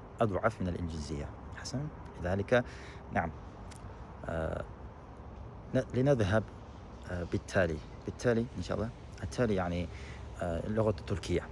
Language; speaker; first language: Arabic; non-native, fluent; Kazakh